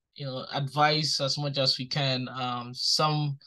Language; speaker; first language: English; non-native, local second language; Igbo